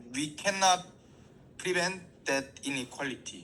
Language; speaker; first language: English; non-native, learner; Korean